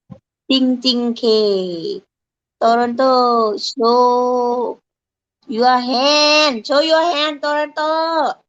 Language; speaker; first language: English; non-native, learner; Thai